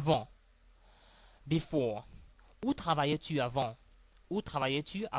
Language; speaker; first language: French; non-native, fluent; English